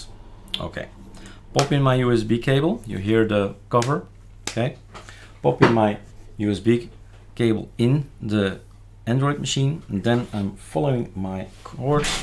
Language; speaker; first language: English; non-native, fluent; Dutch